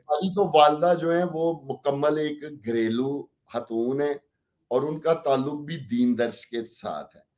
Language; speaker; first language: Urdu; non-native, local second language; Punjabi